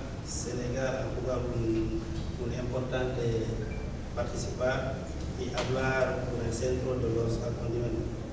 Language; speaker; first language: Spanish; non-native, learner; Wolof